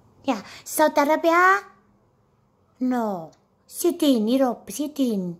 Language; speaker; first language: English; non-native, learner; Amharic